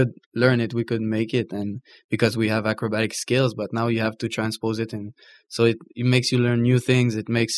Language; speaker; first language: English; native; English